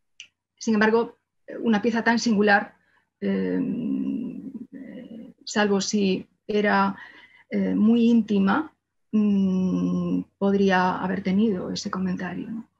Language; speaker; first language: Spanish; native; Spanish